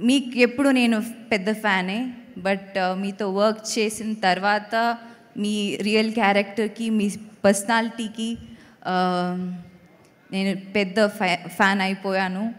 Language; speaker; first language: Telugu; non-native, fluent; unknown